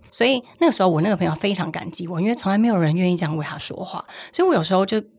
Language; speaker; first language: Chinese; native; Chinese